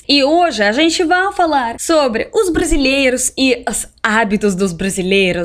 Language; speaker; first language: Portuguese; non-native, fluent; Russian